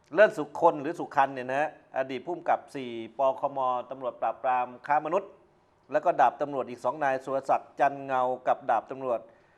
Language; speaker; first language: Thai; native; Thai